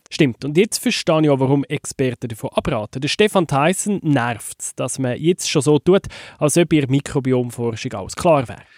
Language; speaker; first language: German; native; German